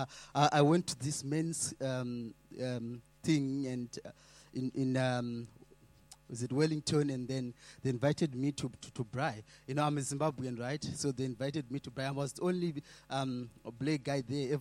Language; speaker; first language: English; non-native, local second language; Shona